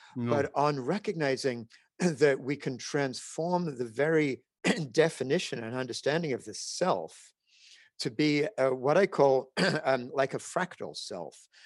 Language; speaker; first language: English; native; English